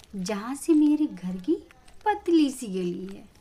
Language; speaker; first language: Hindi; native; Hindi